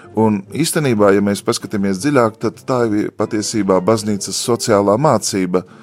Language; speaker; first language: Latvian; native; Latvian